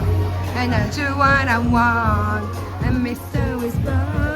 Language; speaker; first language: English; non-native, learner; French